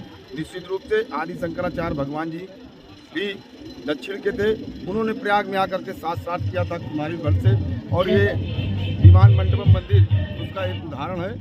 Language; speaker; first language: Hindi; native; Hindi